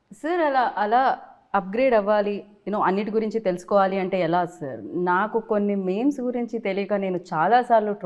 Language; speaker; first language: Telugu; native; Telugu